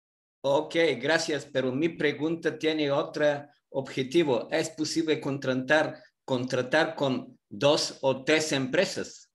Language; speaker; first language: Spanish; non-native, learner; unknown